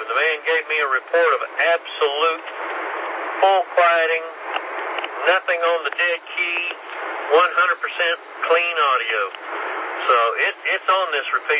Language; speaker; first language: English; native; English